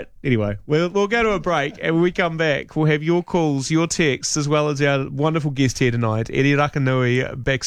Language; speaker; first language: English; native; English